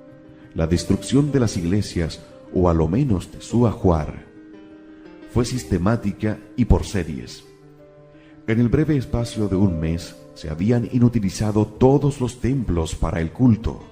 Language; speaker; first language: Spanish; native; Spanish